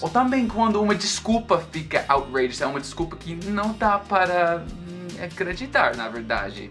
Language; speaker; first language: Portuguese; non-native, fluent; English